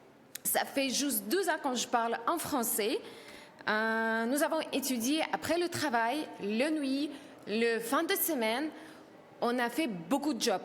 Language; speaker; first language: French; non-native, learner; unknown